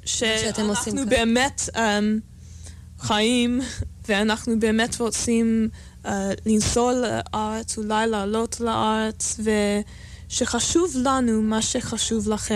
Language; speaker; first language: Hebrew; non-native, fluent; English